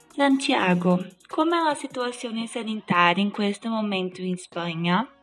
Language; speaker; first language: Italian; non-native, fluent; Portuguese